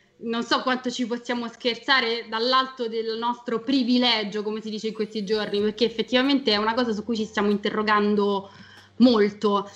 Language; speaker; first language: Italian; native; Italian